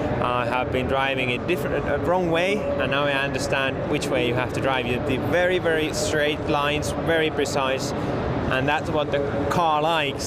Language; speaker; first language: English; non-native, fluent; Finnish